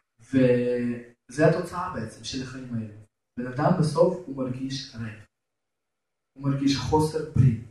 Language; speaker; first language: Hebrew; non-native, fluent; Russian